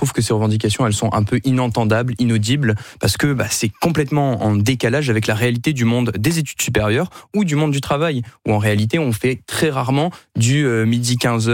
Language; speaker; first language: French; native; French